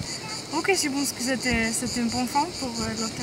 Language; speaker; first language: French; non-native, learner; Icelandic